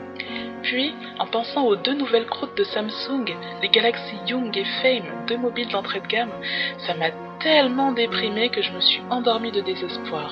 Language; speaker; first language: French; native; French